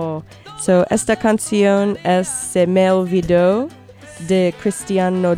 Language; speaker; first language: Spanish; early bilingual, heritage; Spanish